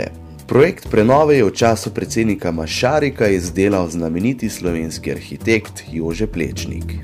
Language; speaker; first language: Slovenian; native; Slovenian